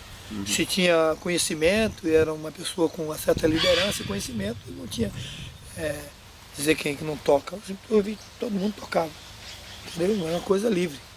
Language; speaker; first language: Portuguese; native; Portuguese